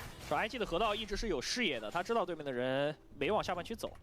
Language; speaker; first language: Chinese; native; Chinese